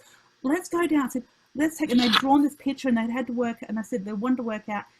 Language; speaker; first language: English; native; English